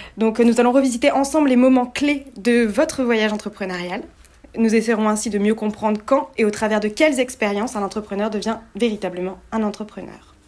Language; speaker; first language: French; native; French